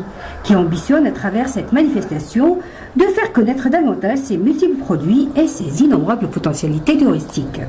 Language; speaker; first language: French; native; French